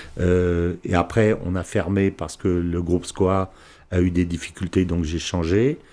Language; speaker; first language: French; early bilingual, heritage; French